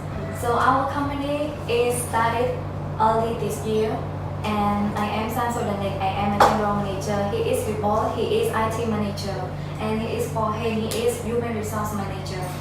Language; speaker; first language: English; non-native, learner; Khmer